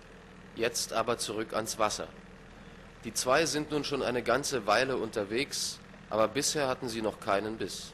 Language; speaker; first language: German; native; German